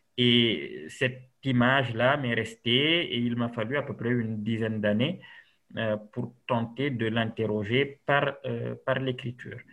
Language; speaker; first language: French; non-native, local second language; Serer